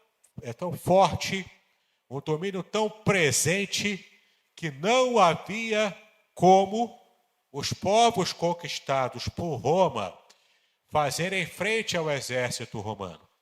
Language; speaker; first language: Portuguese; native; Portuguese